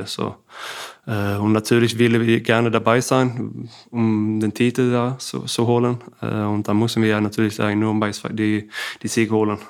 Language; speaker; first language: German; non-native, fluent; Swedish